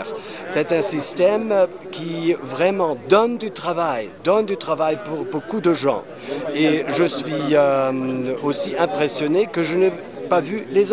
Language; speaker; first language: French; non-native, fluent; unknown